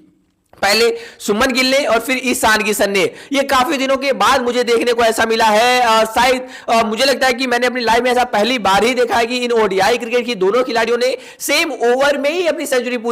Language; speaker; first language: Hindi; native; Hindi